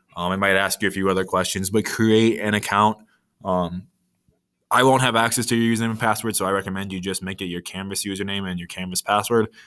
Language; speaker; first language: English; native; English